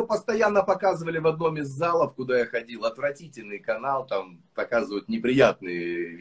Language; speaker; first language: Russian; native; Russian